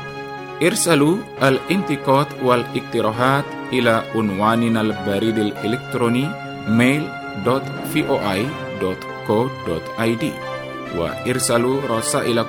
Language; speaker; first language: Arabic; non-native, fluent; Indonesian